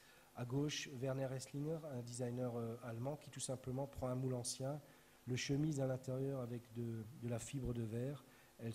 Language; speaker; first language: French; native; French